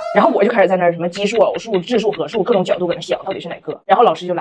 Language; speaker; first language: Chinese; native; Chinese